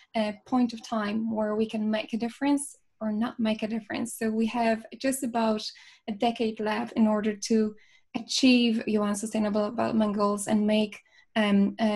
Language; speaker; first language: English; non-native, fluent; Polish